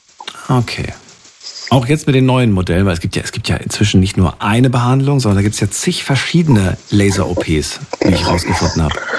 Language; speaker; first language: German; native; German